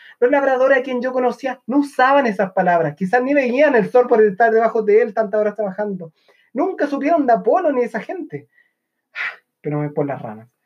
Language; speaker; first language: Spanish; native; Spanish